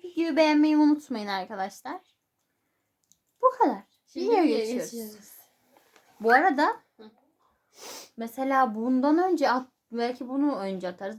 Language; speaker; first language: Turkish; native; Turkish